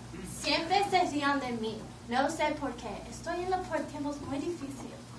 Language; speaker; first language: Spanish; non-native, learner; English